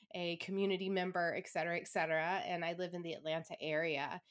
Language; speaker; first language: English; native; English